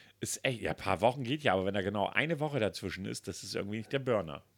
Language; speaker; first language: German; native; German